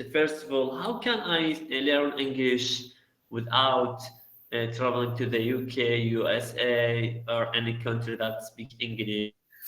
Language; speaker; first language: English; non-native, learner; Arabic